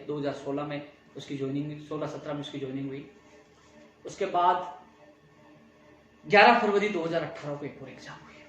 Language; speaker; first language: Hindi; native; Hindi